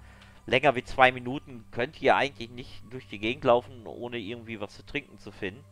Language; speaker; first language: German; native; German